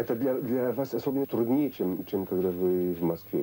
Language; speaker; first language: Russian; non-native, fluent; French